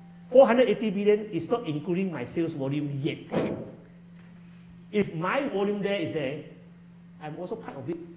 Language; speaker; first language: English; non-native, local second language; Chinese